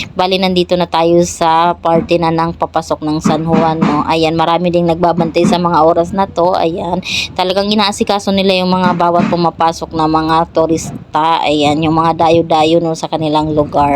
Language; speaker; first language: Filipino; non-native, local second language; Bikol